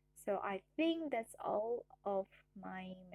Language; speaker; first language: English; non-native, learner; Indonesian